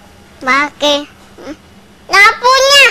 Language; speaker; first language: Indonesian; native; Indonesian